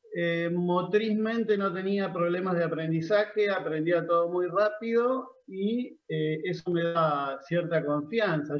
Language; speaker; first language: Spanish; native; Spanish